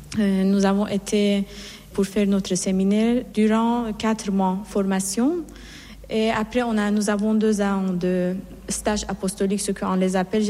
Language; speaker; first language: French; non-native, fluent; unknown